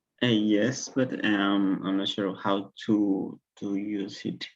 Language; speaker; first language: English; non-native, learner; Spanish